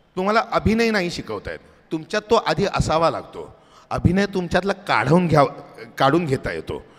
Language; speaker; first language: Marathi; native; Marathi